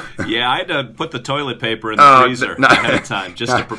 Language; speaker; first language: English; native; English